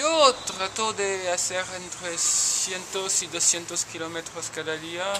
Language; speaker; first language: Spanish; non-native, fluent; French